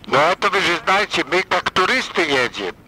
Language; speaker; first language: Russian; non-native, fluent; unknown